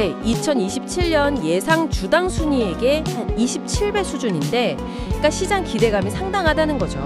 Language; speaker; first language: Korean; native; Korean